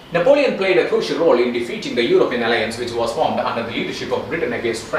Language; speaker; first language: English; non-native, local second language; Malayalam